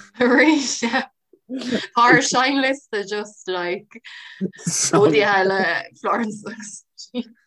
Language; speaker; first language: Irish; non-native, local second language; English